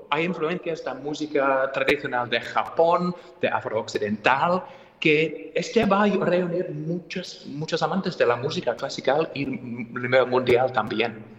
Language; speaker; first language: Spanish; non-native, fluent; English